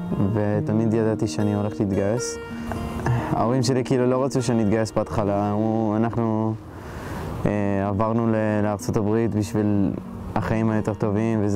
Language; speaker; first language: Hebrew; early bilingual, heritage; Hebrew